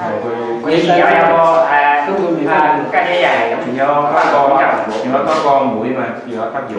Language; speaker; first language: Cantonese; native; Cantonese